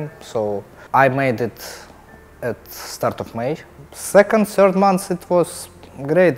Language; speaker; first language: English; non-native, learner; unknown